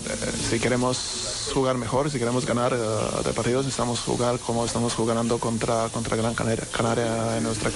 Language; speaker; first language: Spanish; non-native, learner; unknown